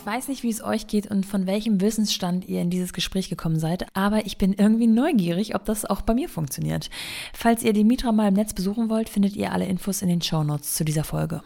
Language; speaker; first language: German; native; German